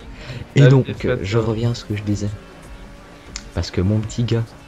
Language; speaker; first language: French; native; French